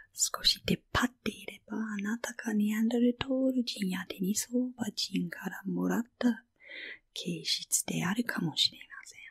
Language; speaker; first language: Japanese; non-native, fluent; English